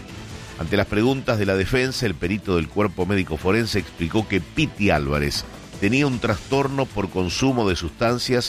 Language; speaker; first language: Spanish; native; Spanish